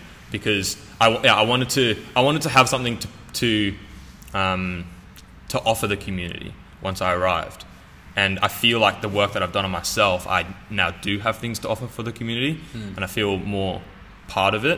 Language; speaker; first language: English; native; English